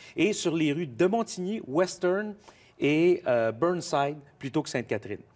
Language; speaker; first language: French; native; French